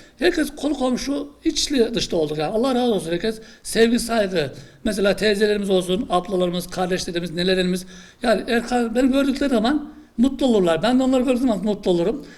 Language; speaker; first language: Turkish; native; Turkish